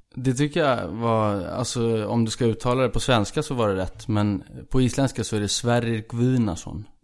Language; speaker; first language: Swedish; early bilingual, other home language; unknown